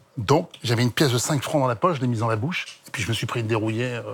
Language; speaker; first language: French; native; French